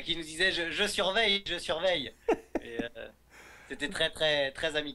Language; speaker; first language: French; native; French